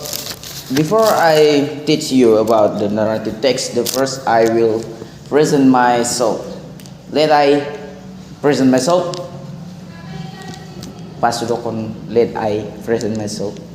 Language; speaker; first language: English; non-native, learner; Indonesian